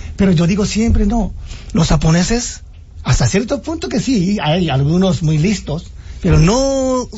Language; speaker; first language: Spanish; non-native, fluent; Japanese